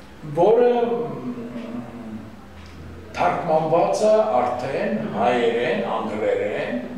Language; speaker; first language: Armenian; non-native, local second language; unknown